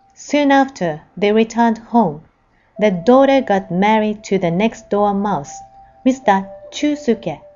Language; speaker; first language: English; non-native, fluent; Japanese